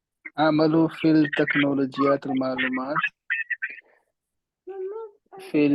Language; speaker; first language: Arabic; non-native, learner; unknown